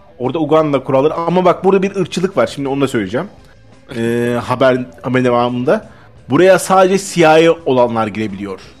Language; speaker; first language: Turkish; native; Turkish